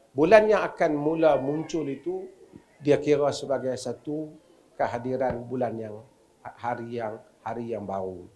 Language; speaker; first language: Malay; native; Malay